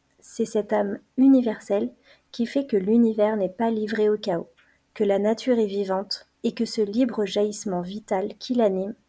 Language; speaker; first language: French; native; French